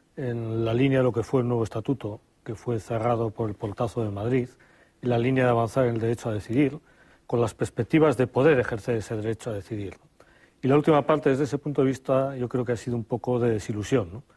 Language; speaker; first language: Spanish; native; Spanish